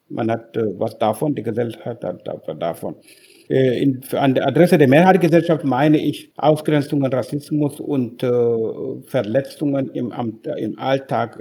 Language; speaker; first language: German; non-native, fluent; Wolof